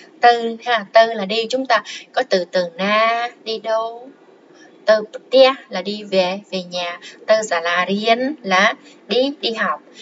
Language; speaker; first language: Vietnamese; non-native, local second language; Khmer